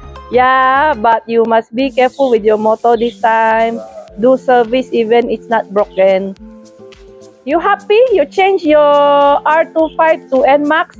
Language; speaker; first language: English; non-native, local second language; Filipino